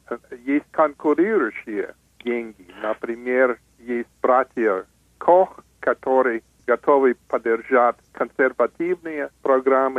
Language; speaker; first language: Russian; non-native, fluent; English